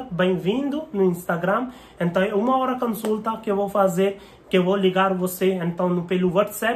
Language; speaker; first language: Portuguese; non-native, learner; Hindi